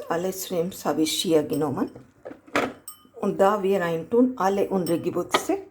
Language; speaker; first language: German; non-native, learner; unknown